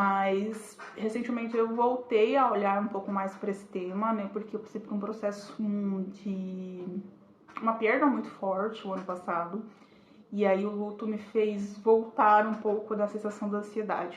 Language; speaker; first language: Portuguese; native; Portuguese